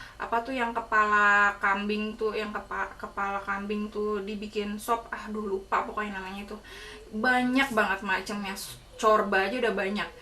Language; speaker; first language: Indonesian; native; Indonesian